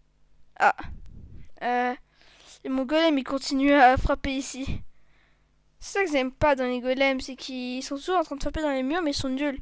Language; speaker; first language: French; native; French